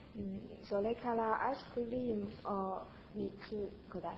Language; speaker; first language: Japanese; non-native, learner; Chinese